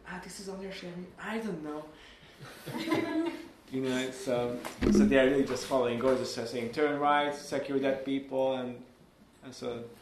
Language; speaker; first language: English; non-native, fluent; Hungarian